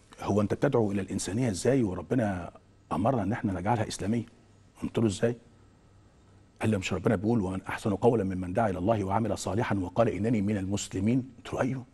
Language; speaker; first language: Arabic; native; Arabic